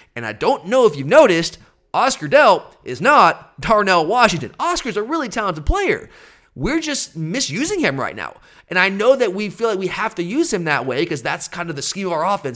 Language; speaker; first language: English; native; English